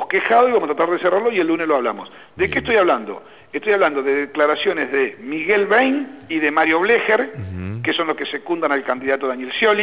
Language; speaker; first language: Spanish; native; Spanish